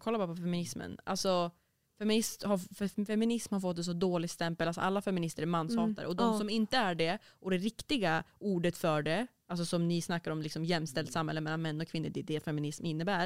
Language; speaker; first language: Swedish; native; Swedish